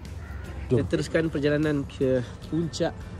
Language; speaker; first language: Malay; native; Malay